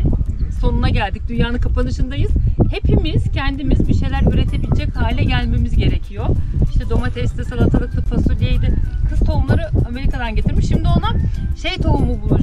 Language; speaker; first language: Turkish; native; Turkish